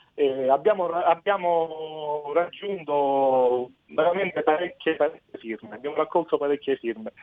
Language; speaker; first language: Italian; native; Italian